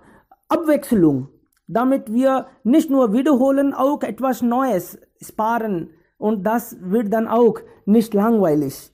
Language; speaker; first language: German; non-native, learner; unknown